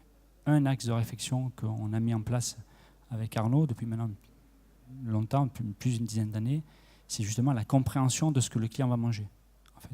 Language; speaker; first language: French; native; French